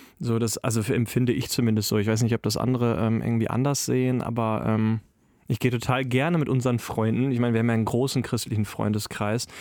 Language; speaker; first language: German; native; German